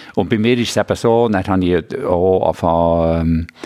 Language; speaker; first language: German; early bilingual, other home language; Swedish